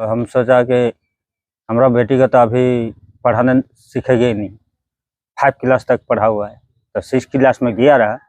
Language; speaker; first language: Hindi; non-native, local second language; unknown